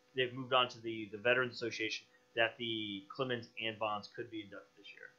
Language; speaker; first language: English; native; English